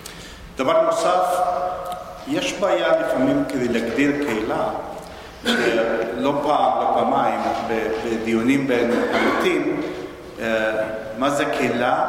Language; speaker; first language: Hebrew; non-native, fluent; Spanish